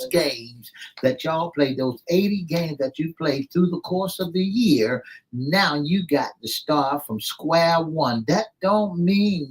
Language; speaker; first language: English; native; English